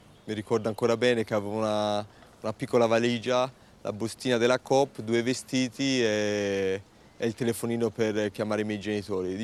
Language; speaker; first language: Italian; native; Italian